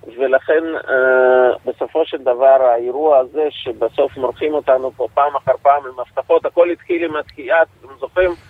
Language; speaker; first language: Hebrew; non-native, fluent; Russian